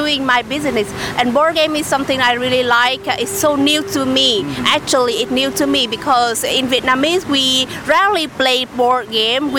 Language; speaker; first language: English; non-native, learner; Vietnamese